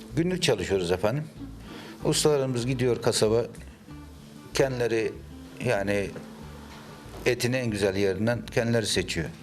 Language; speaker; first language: Turkish; native; Turkish